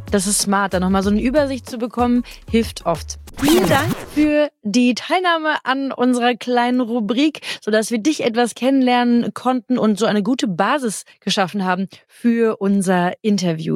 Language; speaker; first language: German; native; German